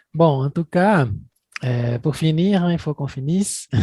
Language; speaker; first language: French; non-native, fluent; Portuguese